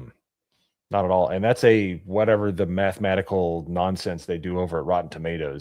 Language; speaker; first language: English; native; English